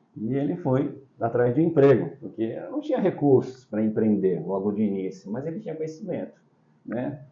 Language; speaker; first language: Portuguese; early bilingual, other home language; Chinese